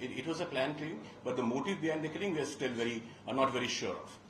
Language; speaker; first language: English; non-native, local second language; Bangla